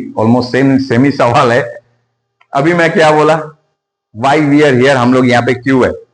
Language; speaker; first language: Hindi; non-native, local second language; Bangla